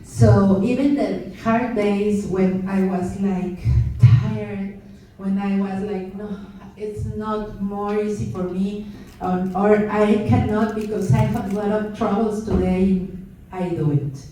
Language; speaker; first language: English; non-native, learner; Spanish